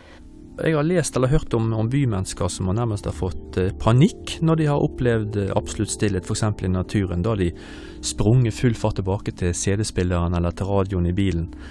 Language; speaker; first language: Norwegian; native; Norwegian